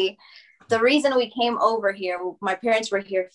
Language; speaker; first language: English; early bilingual, other home language; Spanish